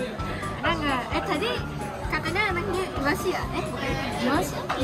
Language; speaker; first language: Indonesian; non-native, learner; Japanese